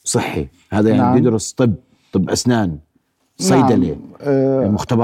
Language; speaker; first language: Arabic; native; Arabic